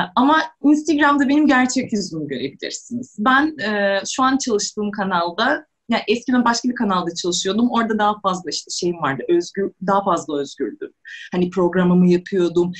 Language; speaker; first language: Turkish; non-native, fluent; Russian